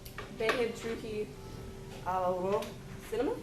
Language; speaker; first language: Arabic; non-native, learner; English